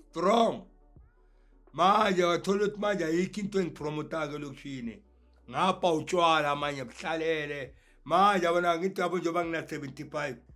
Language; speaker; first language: Zulu; native; Zulu